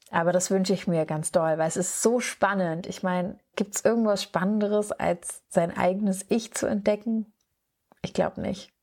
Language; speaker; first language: German; native; German